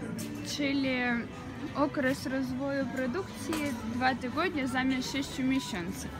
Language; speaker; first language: Polish; non-native, learner; Ukrainian